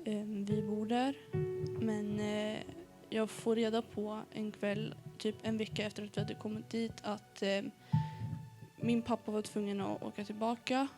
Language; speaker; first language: Swedish; early bilingual, other home language; Arabic